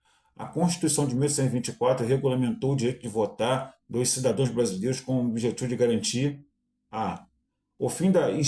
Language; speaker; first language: Portuguese; native; Portuguese